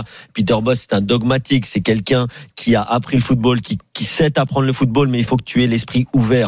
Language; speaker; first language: French; native; French